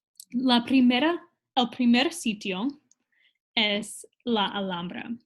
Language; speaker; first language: Spanish; non-native, fluent; English